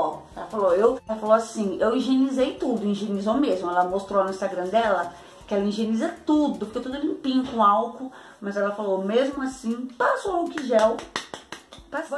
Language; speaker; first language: Portuguese; native; Portuguese